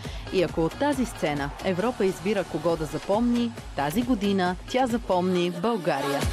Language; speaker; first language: Bulgarian; native; Bulgarian